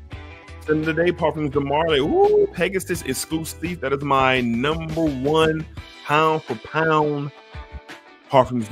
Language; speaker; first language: English; native; English